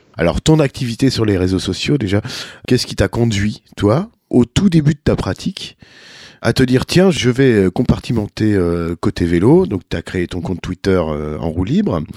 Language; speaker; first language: French; native; French